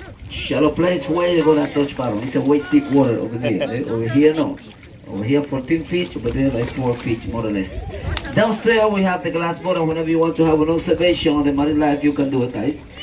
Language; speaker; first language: English; non-native, fluent; Spanish